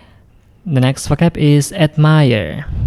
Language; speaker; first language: English; non-native, fluent; Indonesian